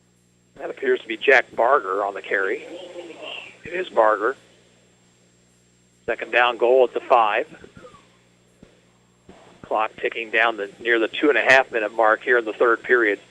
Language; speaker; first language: English; native; English